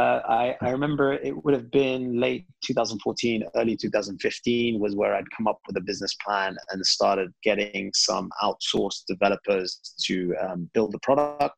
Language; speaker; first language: English; native; English